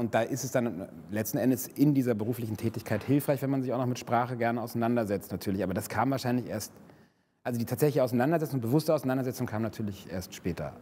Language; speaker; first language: German; native; German